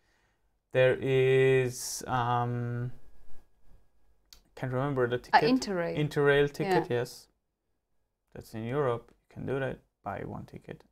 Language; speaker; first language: English; non-native, fluent; German